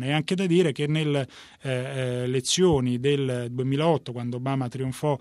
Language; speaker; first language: Italian; native; Italian